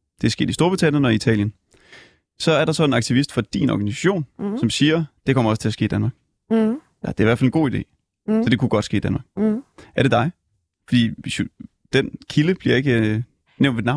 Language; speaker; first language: Danish; native; Danish